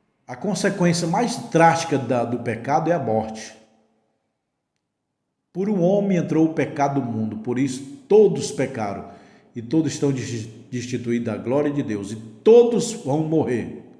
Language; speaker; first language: Portuguese; native; Portuguese